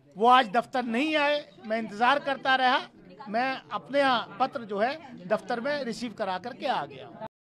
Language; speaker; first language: Hindi; native; Hindi